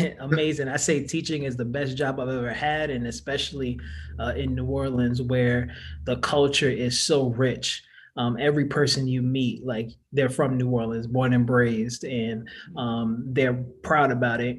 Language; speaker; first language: English; native; English